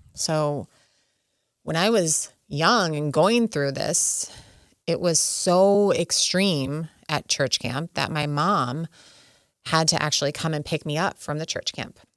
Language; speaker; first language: English; native; English